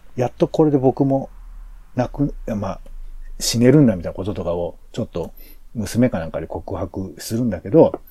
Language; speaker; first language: Japanese; native; Japanese